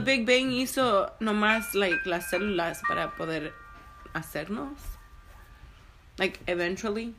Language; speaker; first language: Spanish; early bilingual, heritage; Spanish